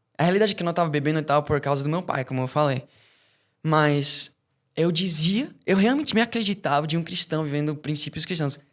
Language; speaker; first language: Portuguese; non-native, fluent; English